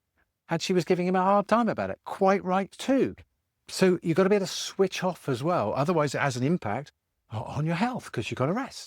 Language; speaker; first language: English; native; English